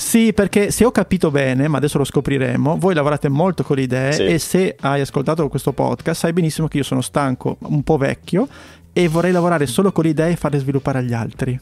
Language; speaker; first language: Italian; native; Italian